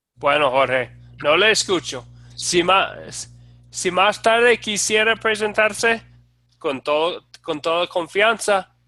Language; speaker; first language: Spanish; non-native, fluent; English